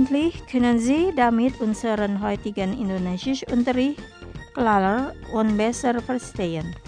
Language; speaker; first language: German; non-native, fluent; Indonesian